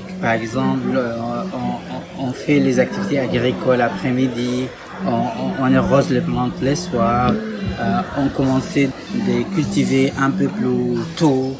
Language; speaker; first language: French; non-native, fluent; Arabic